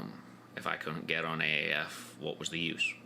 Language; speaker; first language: English; native; English